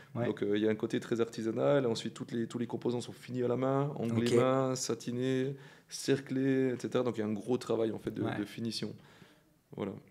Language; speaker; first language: French; native; French